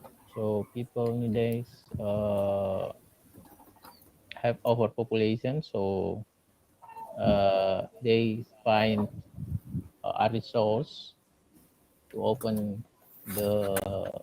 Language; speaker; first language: English; non-native, learner; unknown